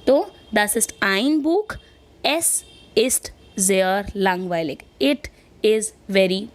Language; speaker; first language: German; non-native, fluent; Hindi